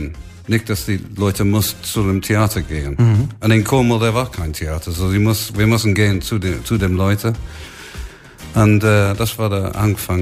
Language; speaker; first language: German; non-native, learner; English